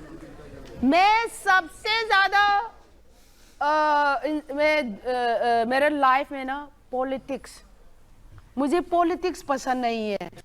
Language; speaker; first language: Hindi; non-native, local second language; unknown